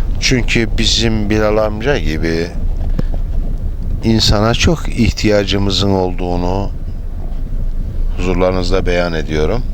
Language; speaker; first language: Turkish; native; Turkish